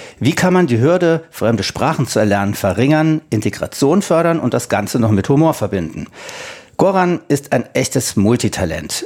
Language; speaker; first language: German; native; German